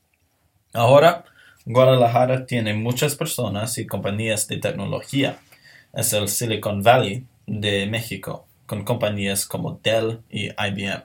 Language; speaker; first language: Spanish; non-native, learner; English